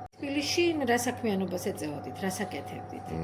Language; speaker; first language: Georgian; native; Georgian